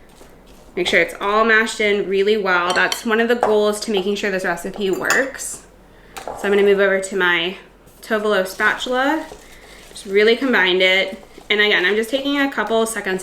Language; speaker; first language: English; native; English